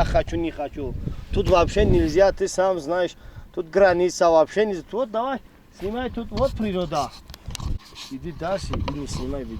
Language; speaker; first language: Russian; native; Russian